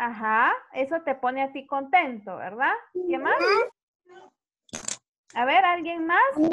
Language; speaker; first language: Spanish; native; Spanish